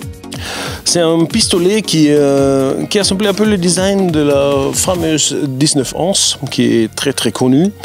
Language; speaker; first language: French; non-native, fluent; German